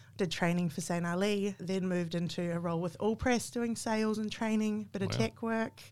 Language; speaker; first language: English; native; English